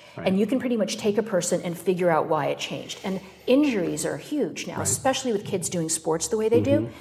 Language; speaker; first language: English; native; English